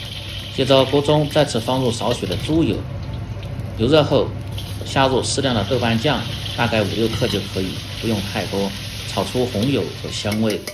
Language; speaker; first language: Chinese; native; Chinese